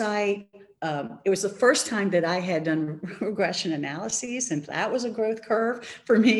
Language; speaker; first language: English; native; English